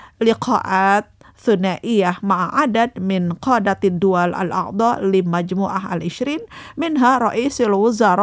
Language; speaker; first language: Arabic; non-native, fluent; Indonesian